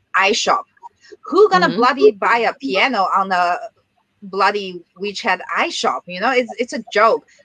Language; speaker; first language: English; non-native, fluent; Chinese